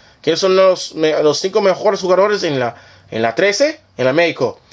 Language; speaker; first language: Spanish; non-native, learner; English